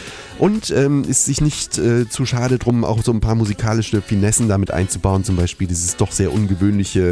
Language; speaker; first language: German; native; German